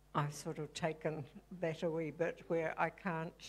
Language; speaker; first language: English; native; English